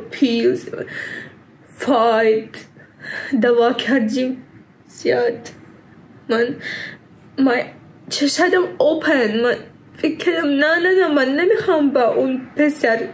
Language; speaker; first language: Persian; early bilingual, heritage; Persian